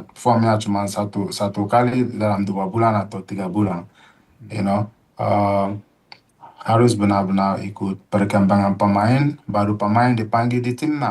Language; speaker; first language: Indonesian; non-native, fluent; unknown